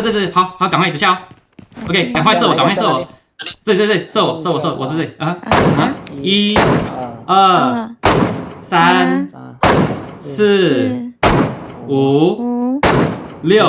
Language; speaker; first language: Chinese; early bilingual, heritage; Chinese